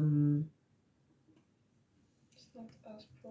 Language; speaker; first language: English; non-native, learner; French